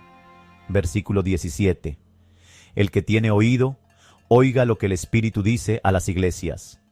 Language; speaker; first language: Spanish; native; Spanish